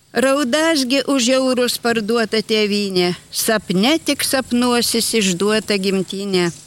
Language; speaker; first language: Lithuanian; native; Lithuanian